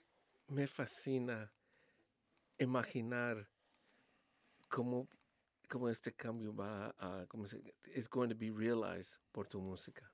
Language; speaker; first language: Spanish; early bilingual, heritage; Spanish